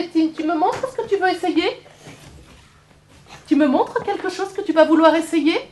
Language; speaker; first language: French; native; French